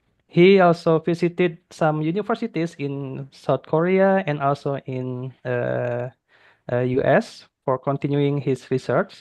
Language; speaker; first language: English; non-native, fluent; Indonesian